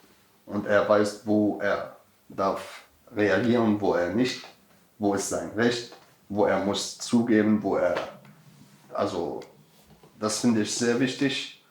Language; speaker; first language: German; non-native, learner; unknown